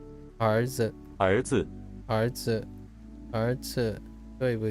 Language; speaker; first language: Chinese; non-native, learner; English